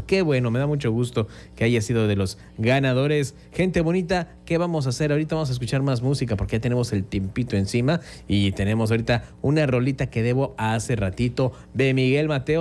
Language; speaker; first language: Spanish; native; Spanish